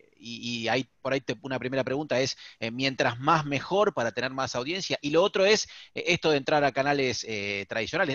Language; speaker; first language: Spanish; native; Spanish